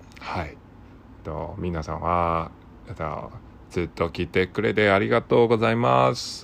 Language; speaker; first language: Japanese; non-native, learner; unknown